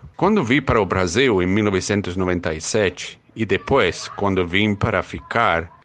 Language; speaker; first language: Portuguese; non-native, fluent; English